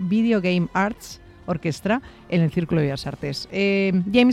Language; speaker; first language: Spanish; native; Spanish